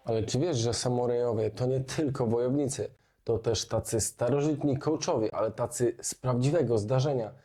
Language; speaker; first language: Polish; native; Polish